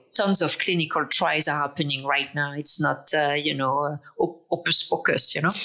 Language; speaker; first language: English; non-native, fluent; French